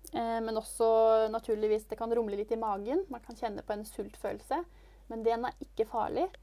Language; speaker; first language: Norwegian; native; Norwegian